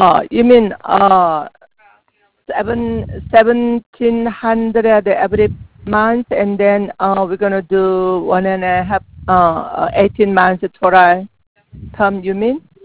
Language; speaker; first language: English; non-native, learner; Korean